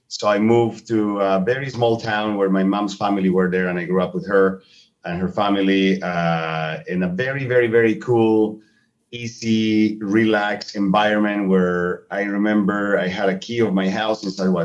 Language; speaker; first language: English; non-native, fluent; Spanish